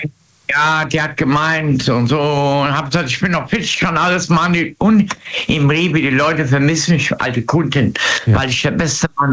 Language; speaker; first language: German; native; German